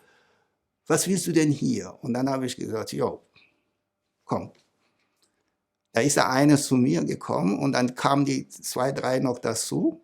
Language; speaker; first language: German; non-native, fluent; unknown